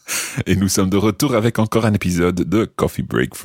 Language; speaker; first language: French; non-native, fluent; English